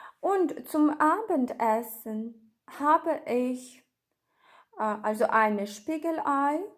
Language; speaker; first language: German; non-native, fluent; Ukrainian